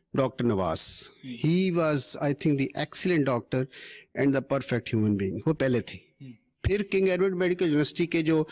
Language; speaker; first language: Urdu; non-native, local second language; Punjabi